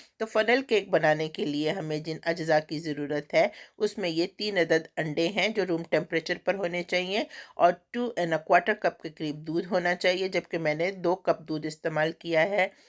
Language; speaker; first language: Urdu; native; Urdu